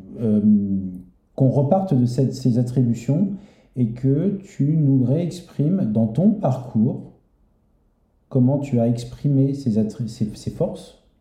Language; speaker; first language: French; native; French